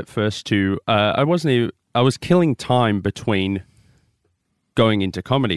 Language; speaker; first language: English; native; English